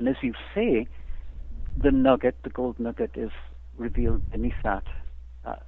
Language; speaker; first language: English; native; English